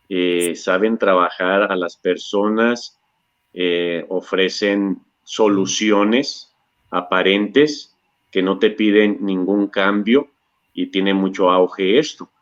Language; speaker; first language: Spanish; native; Spanish